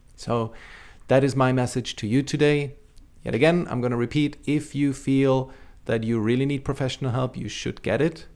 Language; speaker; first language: English; non-native, fluent; Czech